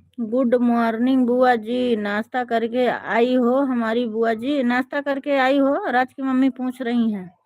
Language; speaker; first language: Hindi; native; Hindi